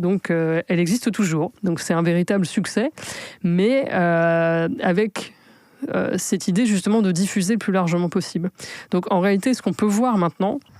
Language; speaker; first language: French; native; French